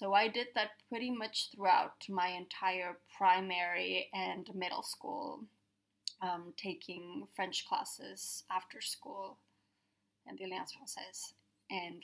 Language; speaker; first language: English; non-native, fluent; Spanish